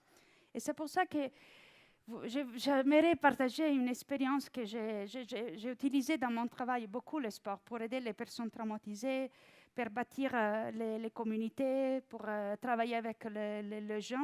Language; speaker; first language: French; non-native, fluent; Italian